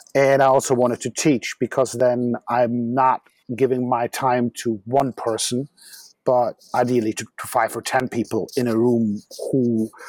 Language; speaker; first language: English; non-native, fluent; German